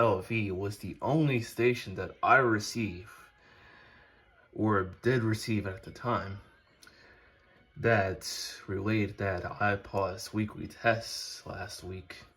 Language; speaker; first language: English; native; English